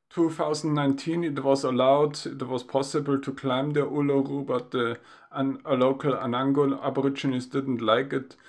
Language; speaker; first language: English; non-native, fluent; German